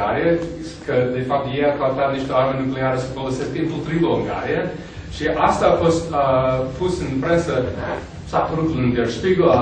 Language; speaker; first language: Romanian; non-native, fluent; English